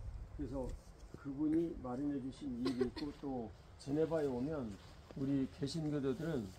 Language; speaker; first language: Korean; native; Korean